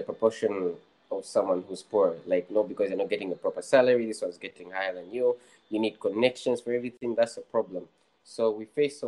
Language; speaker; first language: English; non-native, local second language; Nyanja